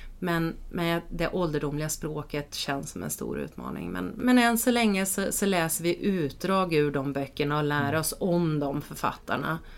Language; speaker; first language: Swedish; native; Swedish